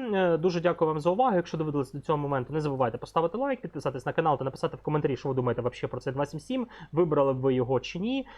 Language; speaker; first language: Ukrainian; non-native, local second language; Russian